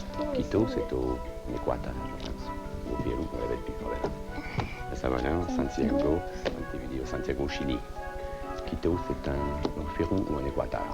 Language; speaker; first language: French; native; French